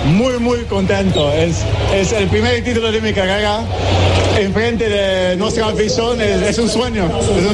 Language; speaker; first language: Spanish; non-native, learner; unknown